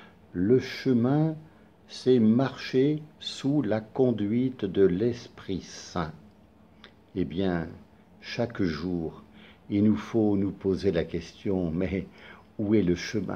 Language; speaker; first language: French; native; French